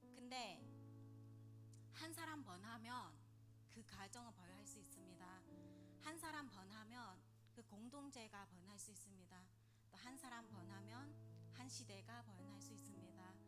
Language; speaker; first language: Korean; non-native, learner; Vietnamese